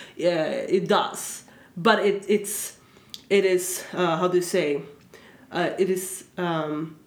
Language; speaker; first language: English; early bilingual, other home language; Swedish